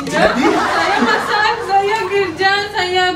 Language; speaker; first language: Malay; non-native, learner; Russian